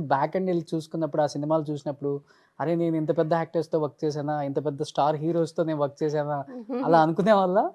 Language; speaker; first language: Telugu; native; Telugu